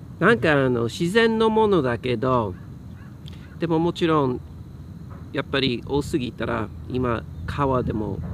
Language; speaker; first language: Japanese; native; Japanese